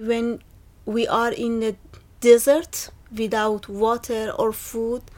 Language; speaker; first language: English; non-native, learner; Persian